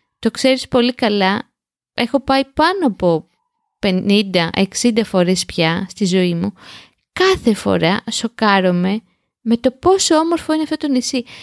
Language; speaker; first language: Greek; native; Greek